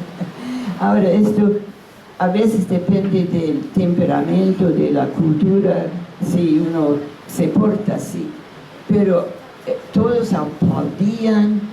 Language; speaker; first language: Spanish; non-native, fluent; English